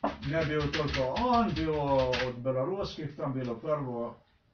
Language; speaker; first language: Polish; non-native, learner; Slovenian